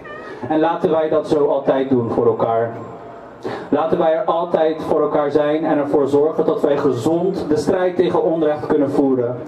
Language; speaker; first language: Dutch; early bilingual, other home language; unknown